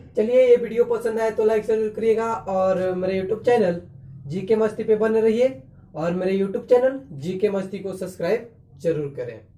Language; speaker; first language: Hindi; native; Hindi